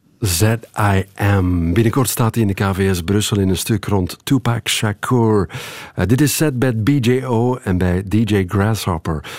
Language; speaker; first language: Dutch; native; Dutch